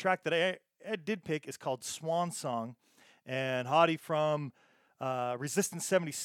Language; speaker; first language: English; native; English